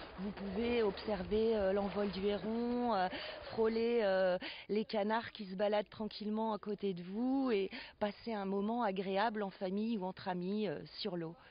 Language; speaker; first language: French; native; French